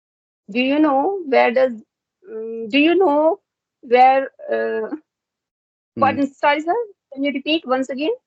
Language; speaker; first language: English; non-native, local second language; Hindi